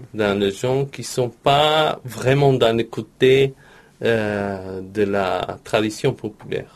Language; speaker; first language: French; non-native, learner; Portuguese